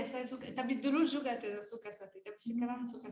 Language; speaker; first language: Indonesian; non-native, learner; Arabic